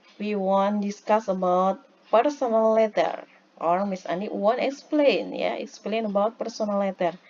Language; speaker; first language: English; non-native, learner; Indonesian